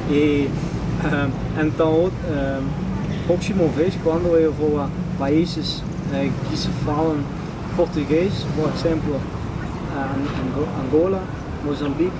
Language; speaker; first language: Portuguese; non-native, learner; Dutch